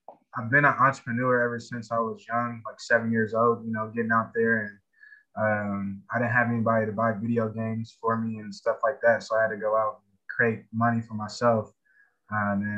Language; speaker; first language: English; native; English